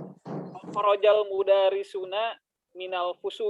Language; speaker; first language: Arabic; non-native, learner; Indonesian